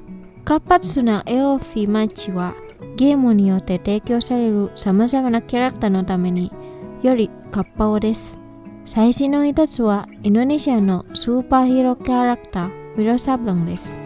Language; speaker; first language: Japanese; non-native, fluent; Indonesian